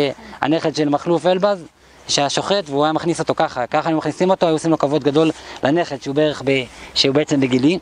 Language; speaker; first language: Hebrew; native; Hebrew